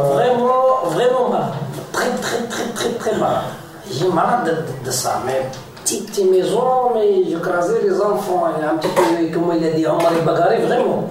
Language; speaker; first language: French; non-native, learner; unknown